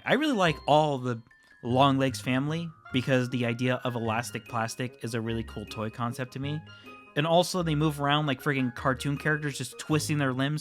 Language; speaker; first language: English; native; English